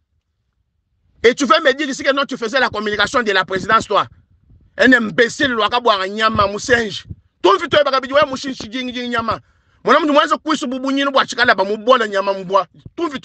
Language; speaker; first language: French; non-native, local second language; Luba-Lulua